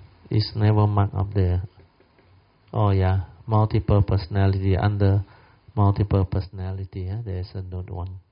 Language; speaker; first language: English; non-native, local second language; Min Nan Chinese